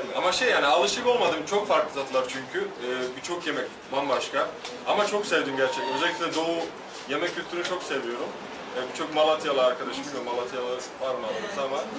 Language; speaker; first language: Turkish; non-native, fluent; Slovak